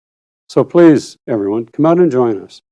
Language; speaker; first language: English; native; English